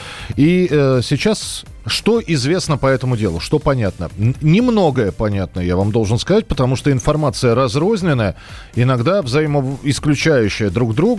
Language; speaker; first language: Russian; native; Russian